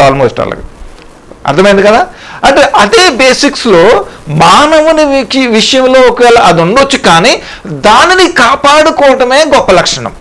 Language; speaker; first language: Telugu; native; Telugu